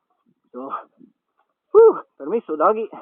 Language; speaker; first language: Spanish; non-native, learner; English